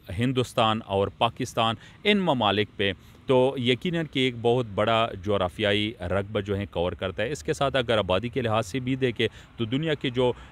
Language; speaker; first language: Urdu; non-native, local second language; Pashto